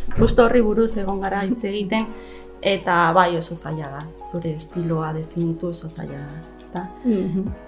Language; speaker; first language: Basque; non-native, local second language; Spanish